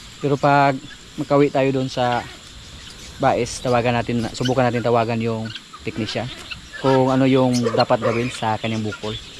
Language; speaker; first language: Filipino; non-native, local second language; Cebuano